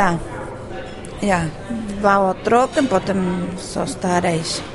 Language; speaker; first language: Slovenian; early bilingual, heritage; Spanish